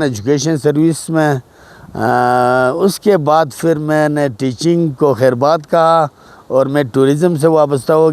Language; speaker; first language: Urdu; non-native, local second language; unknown